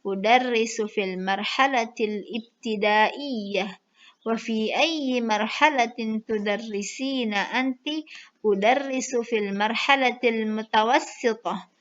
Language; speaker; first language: Arabic; non-native, fluent; Indonesian